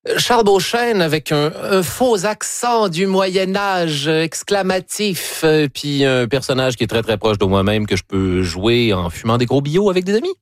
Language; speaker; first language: French; native; French